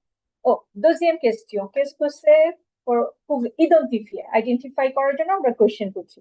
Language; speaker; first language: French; non-native, fluent; Bangla